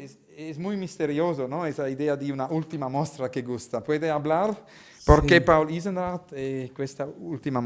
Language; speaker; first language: Spanish; non-native, learner; Italian